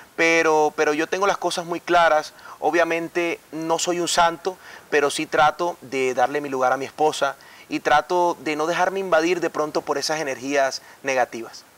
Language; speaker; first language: Spanish; native; Spanish